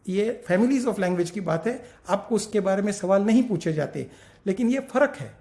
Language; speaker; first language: Hindi; non-native, local second language; Marathi